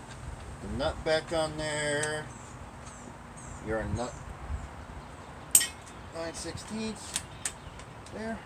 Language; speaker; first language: English; native; English